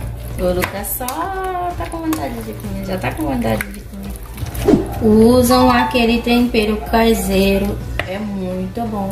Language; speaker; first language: Portuguese; non-native, fluent; Haitian Creole